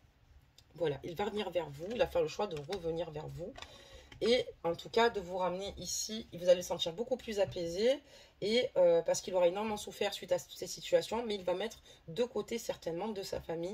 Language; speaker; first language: French; native; French